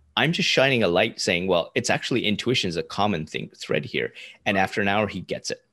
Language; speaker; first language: English; early bilingual, other home language; Hindi